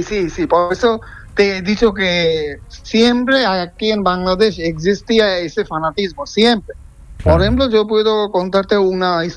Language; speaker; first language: Spanish; non-native, fluent; Bangla